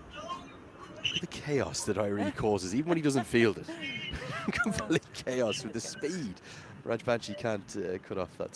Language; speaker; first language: English; native; English